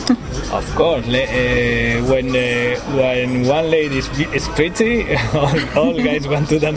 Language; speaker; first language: English; non-native, learner; Spanish